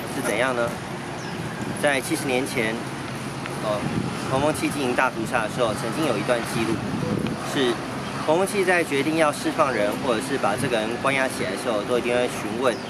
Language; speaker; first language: Chinese; native; Chinese